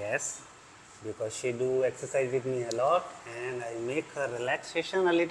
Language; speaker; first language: English; non-native, learner; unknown